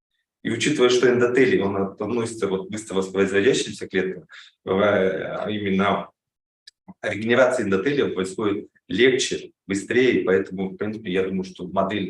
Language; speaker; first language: Russian; native; Russian